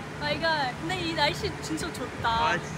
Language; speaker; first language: Korean; non-native, learner; English